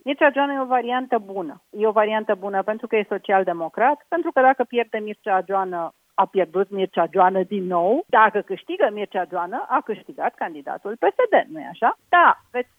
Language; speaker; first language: Romanian; native; Romanian